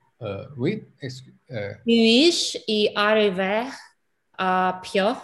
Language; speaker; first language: French; non-native, learner; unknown